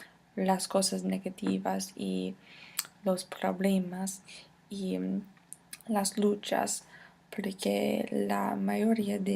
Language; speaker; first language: Spanish; non-native, fluent; English